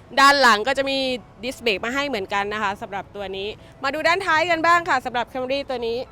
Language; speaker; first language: Thai; native; Thai